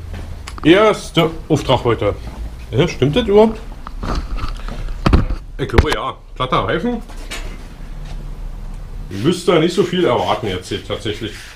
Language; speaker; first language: German; native; German